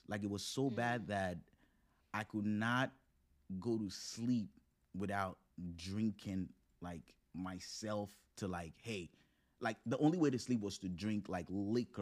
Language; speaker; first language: English; non-native, local second language; Yoruba